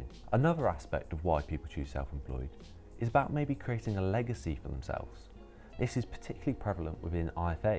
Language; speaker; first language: English; native; English